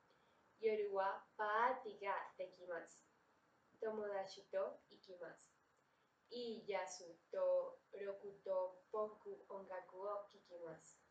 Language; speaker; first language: Japanese; non-native, learner; Spanish